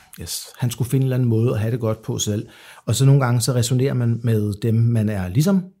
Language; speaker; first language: Danish; native; Danish